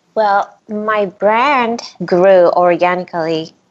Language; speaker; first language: English; non-native, fluent; Japanese